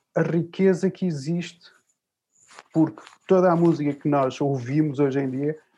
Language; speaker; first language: Portuguese; early bilingual, other home language; English